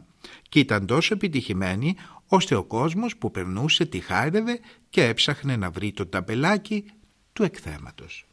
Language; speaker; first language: Greek; native; Greek